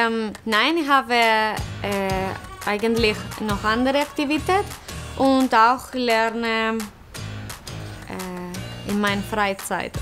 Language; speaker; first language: German; non-native, learner; Spanish